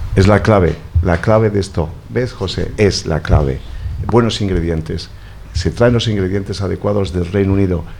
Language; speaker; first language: Spanish; native; Spanish